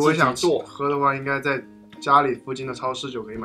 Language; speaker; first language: Chinese; native; Chinese